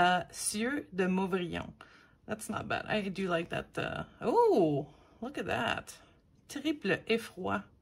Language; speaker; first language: English; non-native, local second language; French